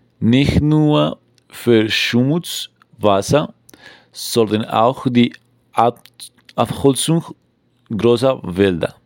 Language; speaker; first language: German; non-native, learner; Spanish